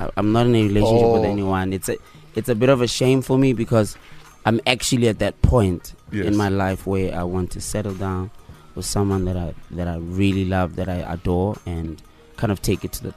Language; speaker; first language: English; non-native, local second language; Tswana